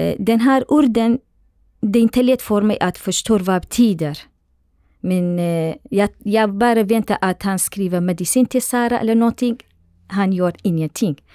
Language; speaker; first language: Swedish; non-native, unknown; Central Kurdish